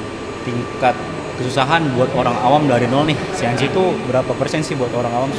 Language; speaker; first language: Indonesian; native; Indonesian